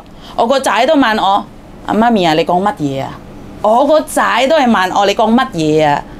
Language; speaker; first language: Cantonese; non-native, fluent; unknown